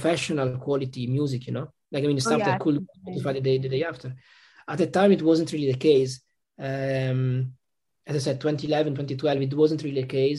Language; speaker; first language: English; non-native, fluent; Italian